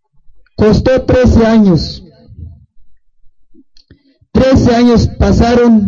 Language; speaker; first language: Spanish; non-native, local second language; Tzotzil